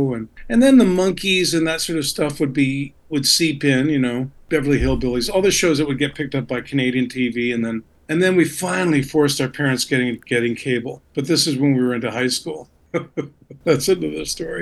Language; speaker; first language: English; native; English